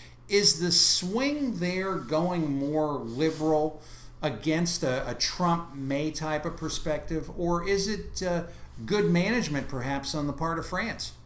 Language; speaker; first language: English; native; English